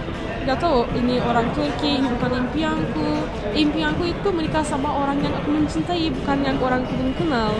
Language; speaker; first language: Indonesian; non-native, fluent; Turkish